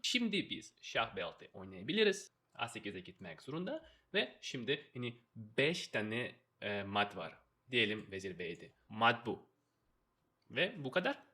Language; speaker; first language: Turkish; non-native, fluent; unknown